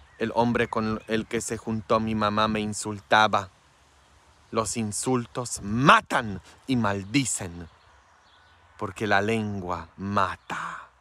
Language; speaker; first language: Spanish; non-native, fluent; Polish